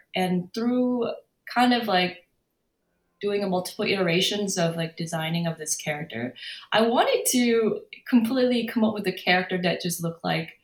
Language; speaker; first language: English; non-native, fluent; Korean